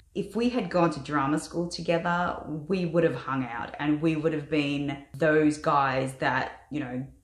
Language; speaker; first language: English; native; English